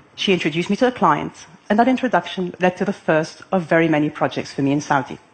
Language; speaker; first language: English; non-native, fluent; Arabic